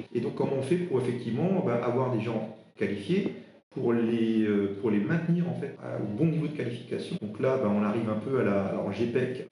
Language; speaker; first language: French; non-native, local second language; Swiss German